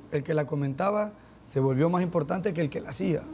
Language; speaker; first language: Spanish; native; Spanish